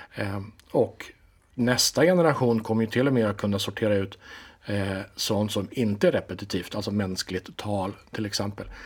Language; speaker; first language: Swedish; native; Swedish